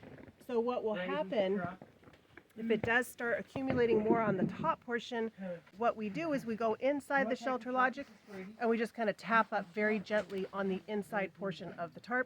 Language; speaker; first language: English; native; English